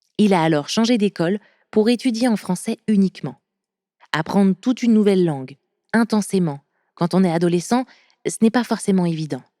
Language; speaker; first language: French; native; French